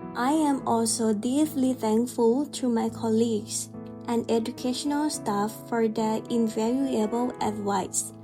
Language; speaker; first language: English; non-native, fluent; Thai